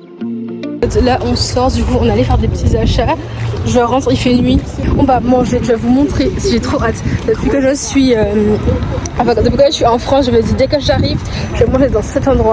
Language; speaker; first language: French; native; French